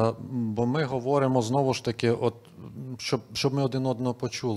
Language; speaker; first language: Ukrainian; native; Ukrainian